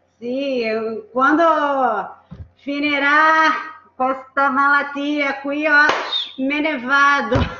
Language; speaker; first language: Italian; non-native, fluent; Portuguese